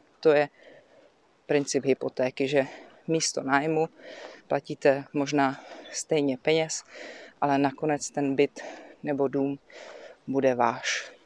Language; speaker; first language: Czech; native; Czech